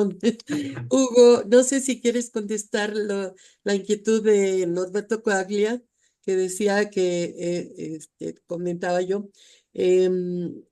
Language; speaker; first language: Spanish; native; Spanish